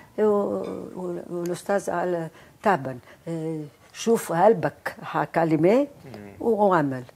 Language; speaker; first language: Arabic; non-native, local second language; Greek